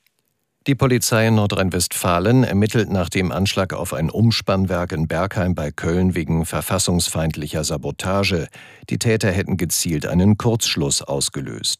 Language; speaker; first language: German; native; German